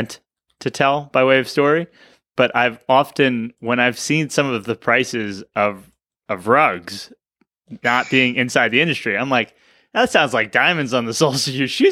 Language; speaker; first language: English; native; English